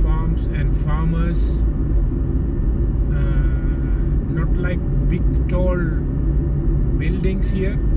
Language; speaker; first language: English; non-native, fluent; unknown